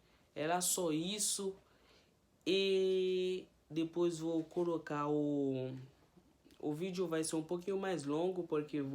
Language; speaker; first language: Portuguese; non-native, fluent; Haitian Creole